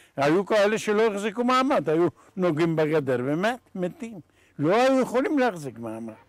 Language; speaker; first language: Hebrew; non-native, fluent; Ladino